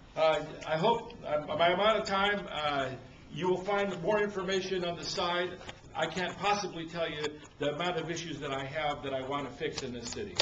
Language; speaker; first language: English; native; English